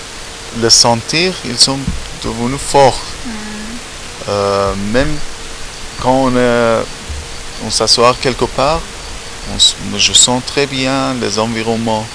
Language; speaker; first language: French; non-native, learner; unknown